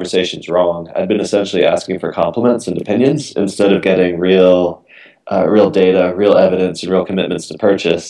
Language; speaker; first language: English; native; English